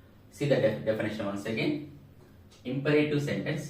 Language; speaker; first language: English; non-native, local second language; Telugu